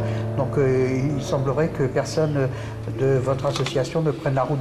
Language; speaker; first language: French; native; French